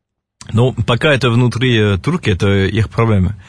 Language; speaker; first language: Russian; non-native, fluent; French